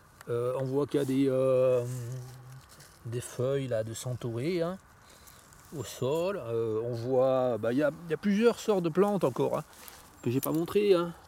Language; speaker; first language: French; native; French